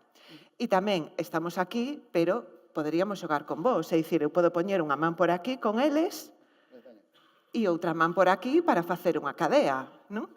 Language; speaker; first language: Galician; native; Galician